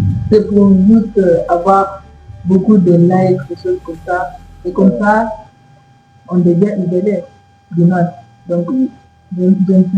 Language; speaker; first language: French; non-native, learner; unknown